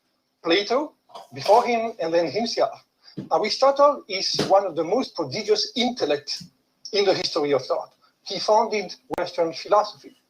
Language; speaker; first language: English; non-native, fluent; French